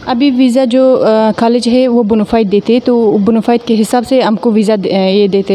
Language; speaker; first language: Hindi; non-native, fluent; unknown